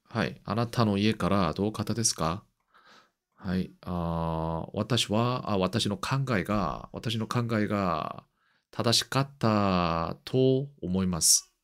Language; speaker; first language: Japanese; non-native, learner; Korean